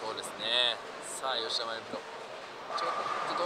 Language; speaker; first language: Japanese; native; Japanese